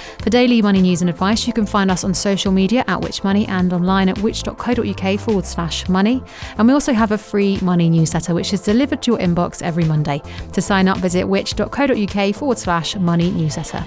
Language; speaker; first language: English; native; English